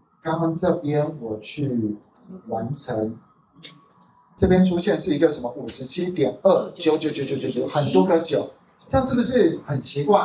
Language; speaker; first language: Chinese; native; Chinese